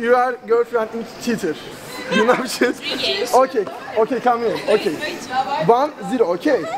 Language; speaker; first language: English; non-native, learner; Turkish